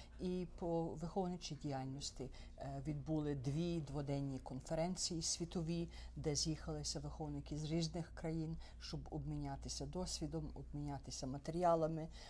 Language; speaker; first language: Ukrainian; early bilingual, heritage; Ukrainian